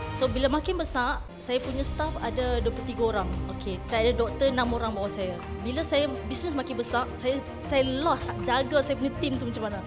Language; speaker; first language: Malay; native; Malay